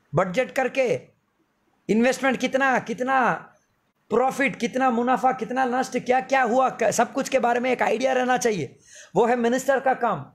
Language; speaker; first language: Hindi; non-native, local second language; Malayalam